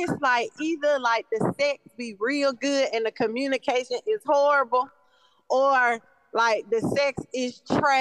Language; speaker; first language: English; native; English